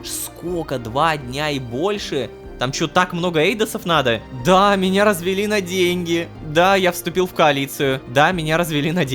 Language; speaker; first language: Russian; native; Russian